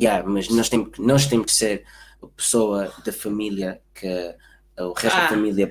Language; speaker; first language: Portuguese; early bilingual, heritage; Portuguese